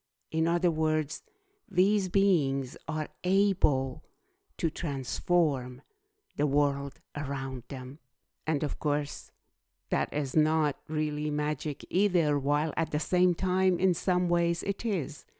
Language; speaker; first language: English; non-native, fluent; Persian